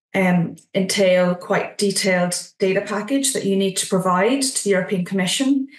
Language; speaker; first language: English; native; English